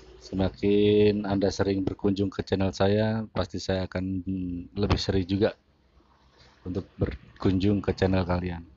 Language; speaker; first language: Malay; non-native, local second language; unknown